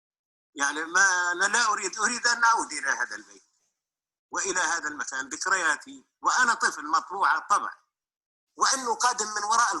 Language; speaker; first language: Arabic; native; Arabic